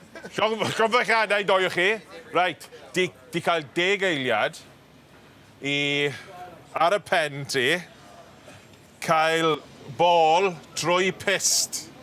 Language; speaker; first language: Welsh; non-native, learner; English